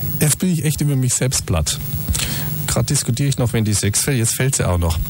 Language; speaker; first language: German; native; German